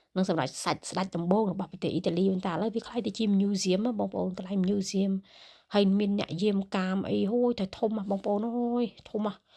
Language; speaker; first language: Khmer; native; Khmer